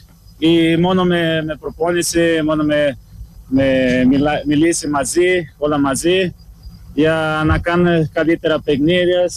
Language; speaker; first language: Greek; non-native, learner; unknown